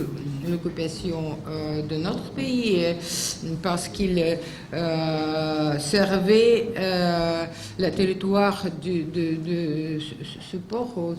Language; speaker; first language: French; non-native, fluent; Russian